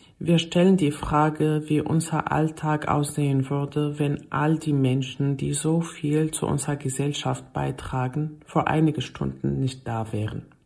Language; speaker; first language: German; non-native, fluent; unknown